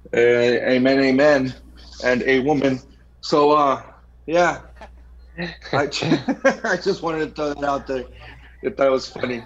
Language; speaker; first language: English; native; English